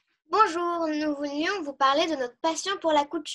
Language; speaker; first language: French; early bilingual, heritage; French